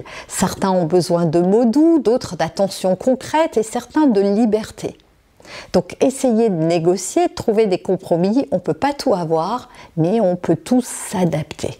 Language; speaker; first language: French; native; French